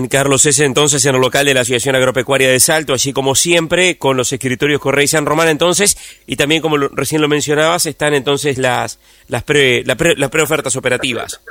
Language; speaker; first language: Spanish; native; Spanish